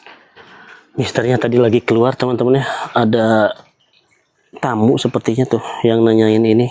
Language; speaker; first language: Indonesian; native; Indonesian